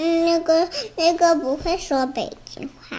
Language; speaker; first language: Chinese; early bilingual, heritage; Chinese